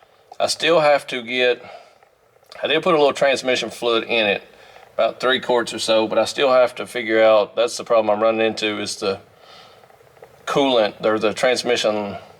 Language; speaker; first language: English; native; English